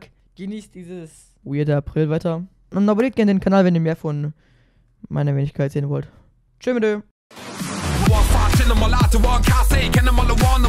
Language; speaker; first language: German; native; German